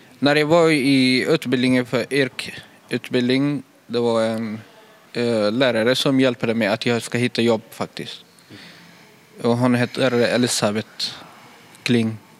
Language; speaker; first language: Swedish; non-native, fluent; Tigrinya